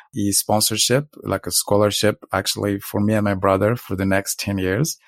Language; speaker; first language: English; non-native, fluent; Arabic